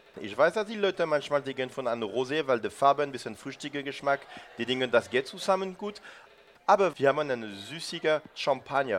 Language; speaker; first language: German; non-native, learner; French